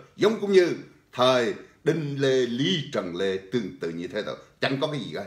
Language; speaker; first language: Vietnamese; native; Vietnamese